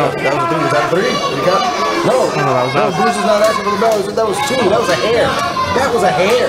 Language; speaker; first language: English; native; English